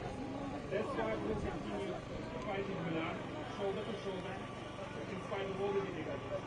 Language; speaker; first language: English; non-native, fluent; Polish